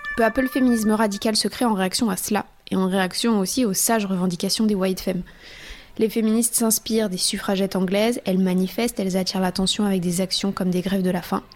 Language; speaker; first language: French; native; French